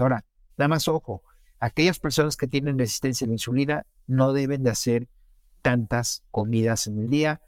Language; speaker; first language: Spanish; native; Spanish